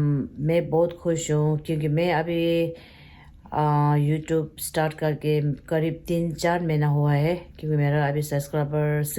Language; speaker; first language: Hindi; non-native, local second language; Tibetan